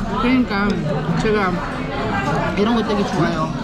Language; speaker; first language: Korean; non-native, fluent; Ukrainian